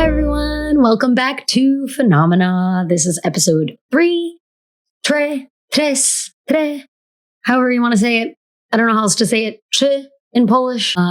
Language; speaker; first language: English; native; English